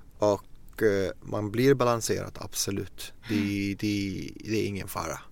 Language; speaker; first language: Swedish; non-native, fluent; Arabic